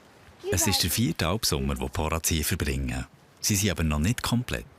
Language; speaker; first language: German; native; German